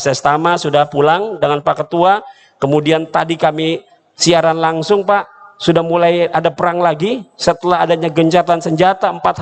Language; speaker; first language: Indonesian; native; Indonesian